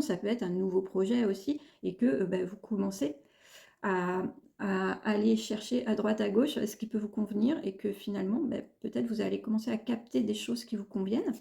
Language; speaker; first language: French; native; French